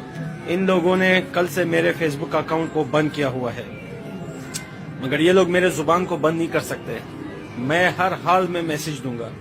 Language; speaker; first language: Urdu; non-native, fluent; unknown